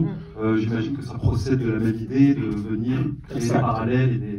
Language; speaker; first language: French; native; French